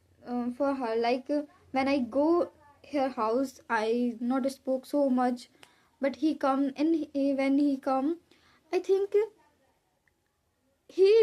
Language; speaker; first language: English; non-native, learner; Hindi